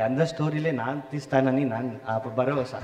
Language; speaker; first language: Telugu; non-native, learner; Kannada